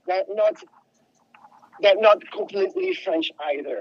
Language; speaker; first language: English; non-native, fluent; French